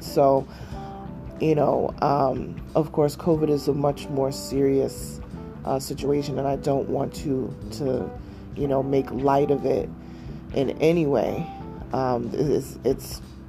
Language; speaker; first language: English; native; English